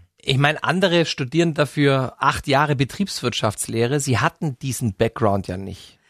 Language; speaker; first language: German; native; German